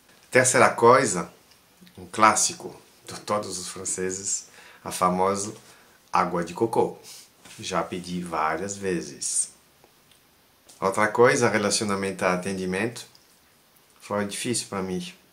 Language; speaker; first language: Portuguese; non-native, fluent; French